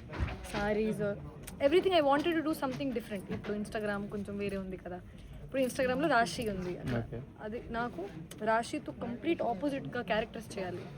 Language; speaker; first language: Telugu; non-native, fluent; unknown